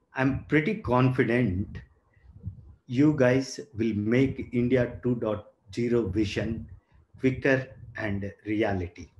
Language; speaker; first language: English; non-native, local second language; Telugu